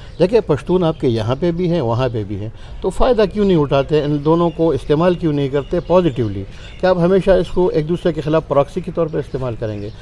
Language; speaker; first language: Urdu; non-native, local second language; Pashto